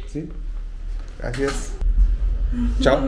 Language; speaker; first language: Spanish; non-native, learner; Hindi